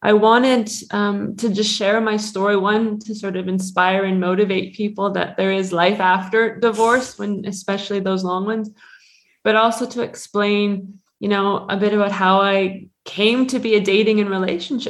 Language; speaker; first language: English; native; English